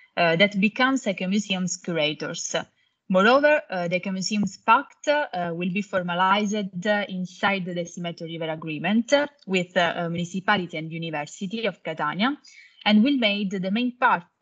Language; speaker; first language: English; non-native, fluent; Italian